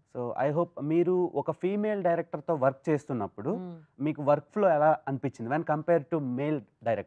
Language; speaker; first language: Telugu; native; Telugu